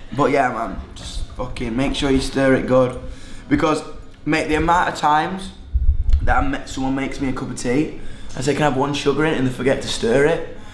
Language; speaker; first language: English; native; English